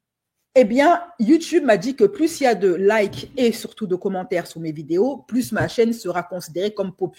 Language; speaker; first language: French; native; French